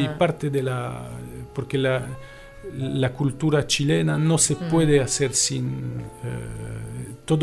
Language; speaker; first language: Spanish; non-native, fluent; French